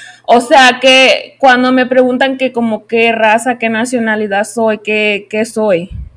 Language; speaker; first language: Spanish; early bilingual, heritage; Spanish